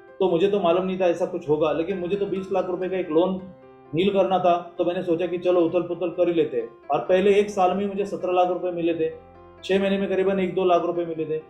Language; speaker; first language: Hindi; non-native, local second language; Marathi